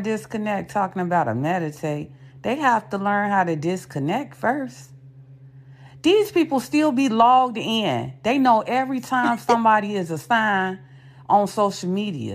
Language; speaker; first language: English; native; English